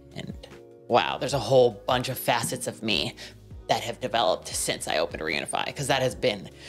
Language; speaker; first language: English; native; English